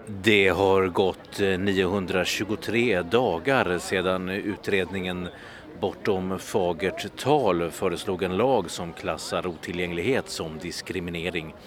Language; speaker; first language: Swedish; native; Swedish